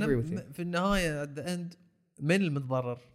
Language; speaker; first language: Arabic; native; Arabic